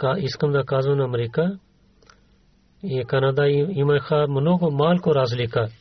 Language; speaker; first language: Bulgarian; non-native, learner; Urdu